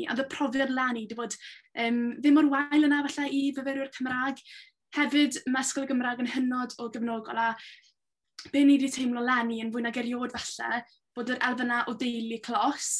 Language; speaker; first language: Welsh; native; Welsh